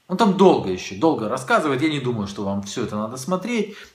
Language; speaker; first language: Russian; native; Russian